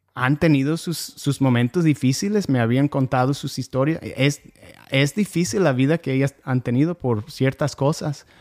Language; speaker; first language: Spanish; non-native, fluent; English